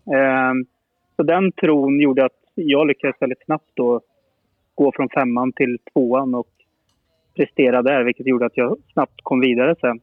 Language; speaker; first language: Swedish; native; Swedish